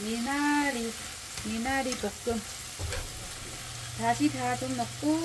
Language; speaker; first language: Korean; non-native, learner; Vietnamese